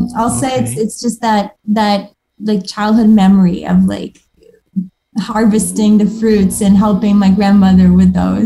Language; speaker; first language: English; early bilingual, other home language; Romanian